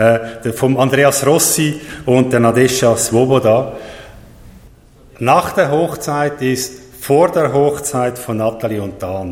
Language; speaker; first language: German; native; German